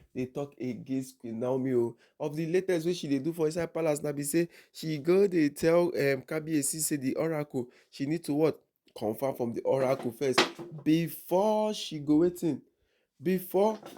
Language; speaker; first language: Nigerian Pidgin; non-native, local second language; Yoruba